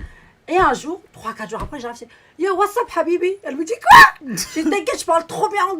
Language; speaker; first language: French; native; French